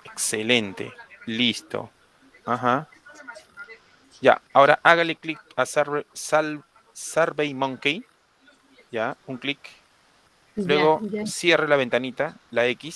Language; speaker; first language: Spanish; native; Spanish